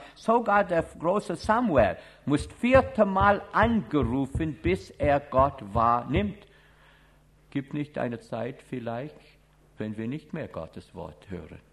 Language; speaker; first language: German; non-native, fluent; English